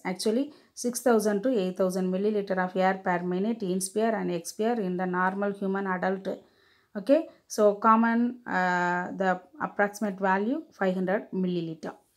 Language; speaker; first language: English; non-native, local second language; Tamil